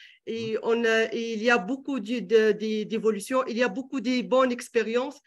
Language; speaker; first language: French; non-native, local second language; Arabic